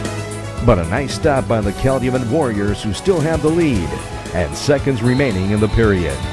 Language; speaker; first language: English; native; English